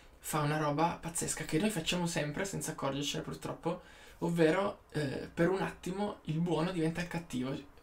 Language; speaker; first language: Italian; native; Italian